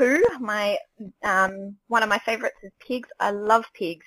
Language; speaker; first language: English; native; English